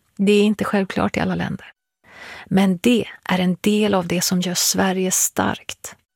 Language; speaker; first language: Swedish; early bilingual, other home language; Persian